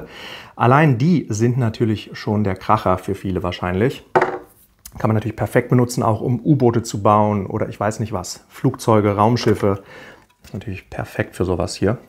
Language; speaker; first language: German; native; German